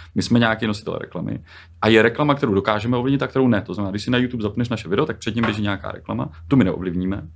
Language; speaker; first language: Czech; native; Czech